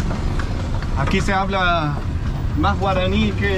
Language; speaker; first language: Spanish; non-native, fluent; Danish